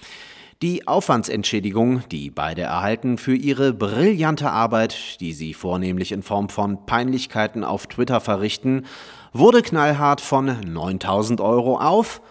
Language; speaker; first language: German; native; German